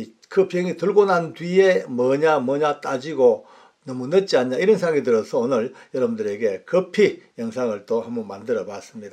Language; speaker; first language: Korean; native; Korean